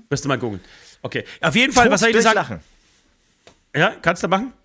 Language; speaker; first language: German; native; German